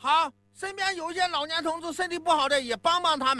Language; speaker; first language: Chinese; native; Chinese